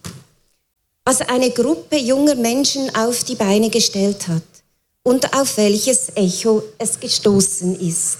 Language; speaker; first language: German; native; German